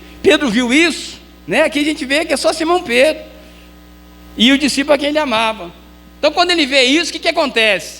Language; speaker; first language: Portuguese; native; Portuguese